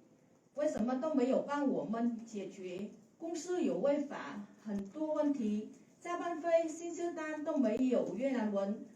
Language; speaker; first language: Chinese; non-native, learner; Vietnamese